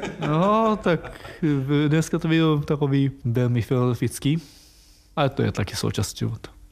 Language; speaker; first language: Czech; non-native, fluent; Japanese